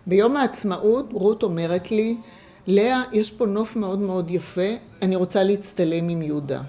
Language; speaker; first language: Hebrew; non-native, fluent; English